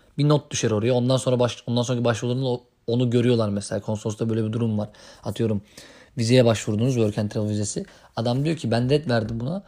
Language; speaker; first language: Turkish; native; Turkish